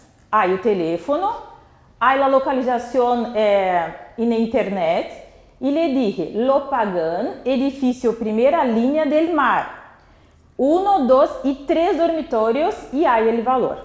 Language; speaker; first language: Spanish; non-native, fluent; Portuguese